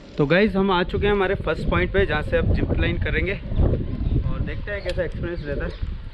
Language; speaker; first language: Hindi; native; Hindi